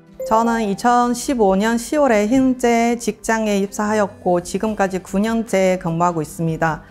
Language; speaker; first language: Korean; non-native, fluent; Chinese